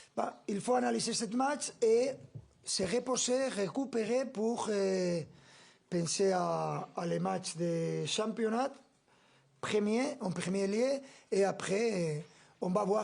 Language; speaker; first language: French; non-native, fluent; Spanish